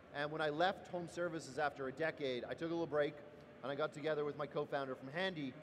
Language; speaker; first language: English; native; English